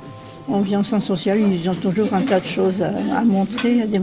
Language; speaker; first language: French; non-native, learner; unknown